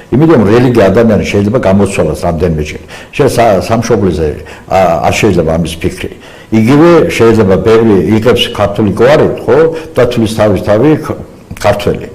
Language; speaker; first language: Georgian; non-native, local second language; Azerbaijani